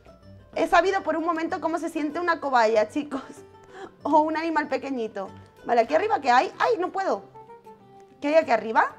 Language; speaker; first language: Spanish; native; Spanish